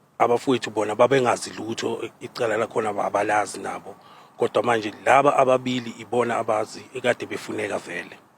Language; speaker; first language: Zulu; native; Zulu